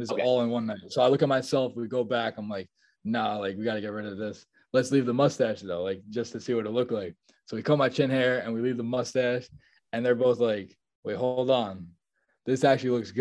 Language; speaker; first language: English; native; English